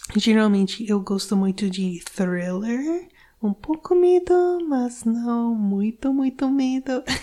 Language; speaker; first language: Portuguese; non-native, learner; English